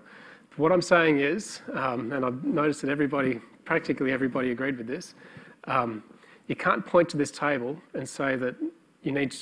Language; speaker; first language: English; native; English